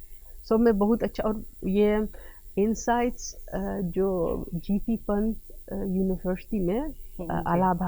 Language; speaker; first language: Hindi; early bilingual, heritage; Dutch